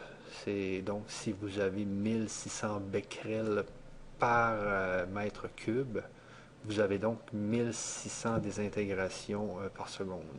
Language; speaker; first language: French; native; French